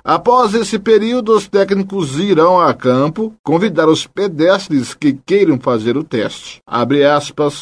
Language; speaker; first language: Portuguese; native; Portuguese